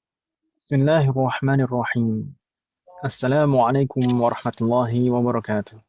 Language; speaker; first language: Arabic; non-native, fluent; Indonesian